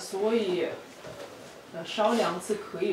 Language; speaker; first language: Chinese; non-native, fluent; Russian